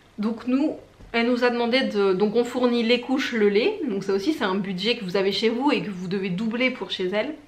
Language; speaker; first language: French; native; French